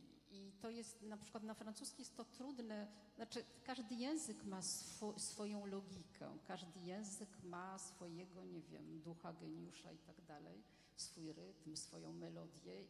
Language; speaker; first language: Polish; non-native, fluent; French